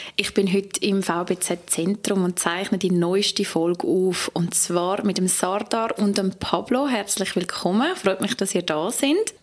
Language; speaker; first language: German; native; German